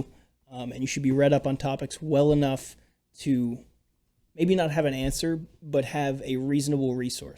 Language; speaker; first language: English; native; English